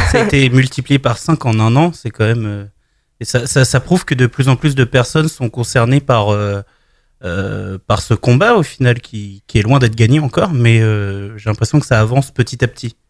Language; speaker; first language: French; native; French